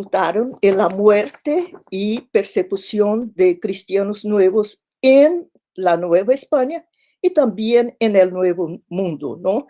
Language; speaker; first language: Spanish; non-native, fluent; Portuguese